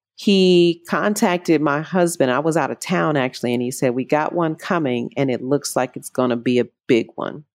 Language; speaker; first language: English; native; English